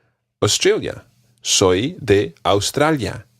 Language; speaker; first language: Spanish; non-native, fluent; English